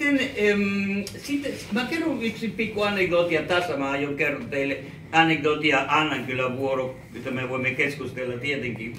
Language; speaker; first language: Finnish; non-native, fluent; Spanish